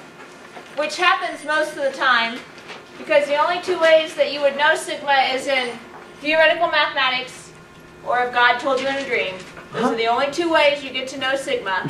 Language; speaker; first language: English; native; English